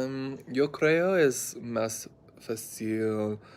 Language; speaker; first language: Spanish; non-native, learner; English